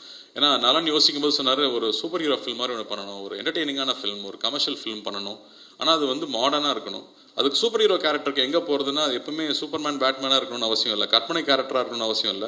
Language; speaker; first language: Tamil; native; Tamil